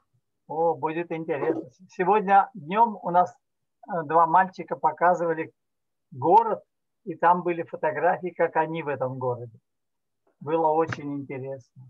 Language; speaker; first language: Russian; native; Russian